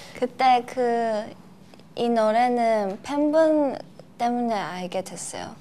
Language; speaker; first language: Korean; non-native, fluent; Chinese